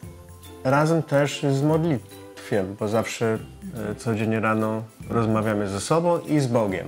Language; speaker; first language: Polish; non-native, fluent; English